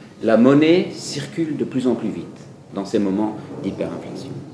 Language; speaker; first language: French; non-native, fluent; English